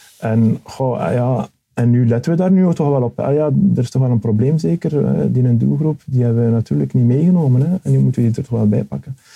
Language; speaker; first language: Dutch; early bilingual, other home language; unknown